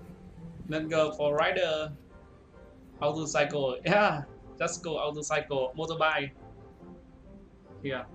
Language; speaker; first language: English; non-native, learner; Vietnamese